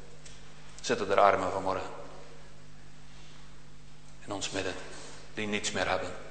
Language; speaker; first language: Dutch; native; Dutch